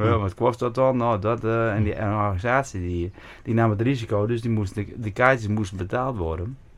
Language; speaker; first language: Dutch; non-native, local second language; Western Frisian